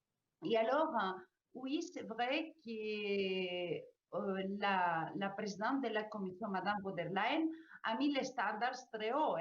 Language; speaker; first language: French; non-native, fluent; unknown